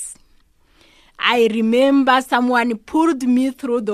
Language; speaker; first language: English; non-native, local second language; Kinyarwanda